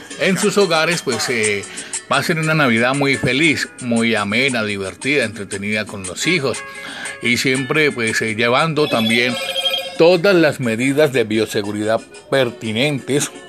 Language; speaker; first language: Spanish; native; Spanish